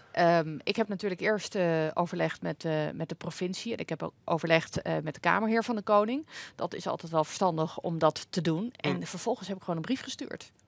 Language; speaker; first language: Dutch; native; Dutch